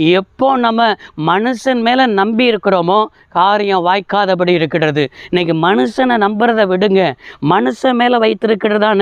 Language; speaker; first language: Tamil; native; Tamil